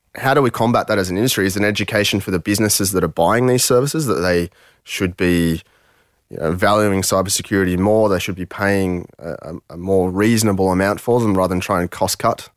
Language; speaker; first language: English; early bilingual, other home language; French